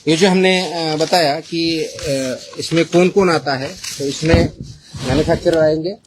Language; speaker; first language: Hindi; non-native, local second language; Marathi